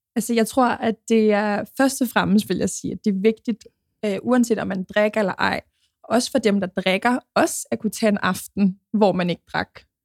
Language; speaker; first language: Danish; early bilingual, other home language; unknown